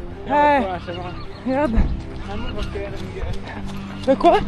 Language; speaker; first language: French; native; French